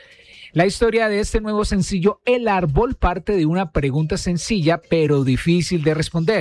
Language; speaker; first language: Spanish; native; Spanish